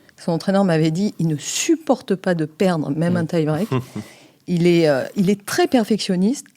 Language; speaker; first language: French; native; French